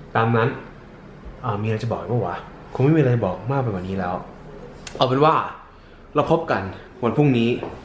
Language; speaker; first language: Thai; native; Thai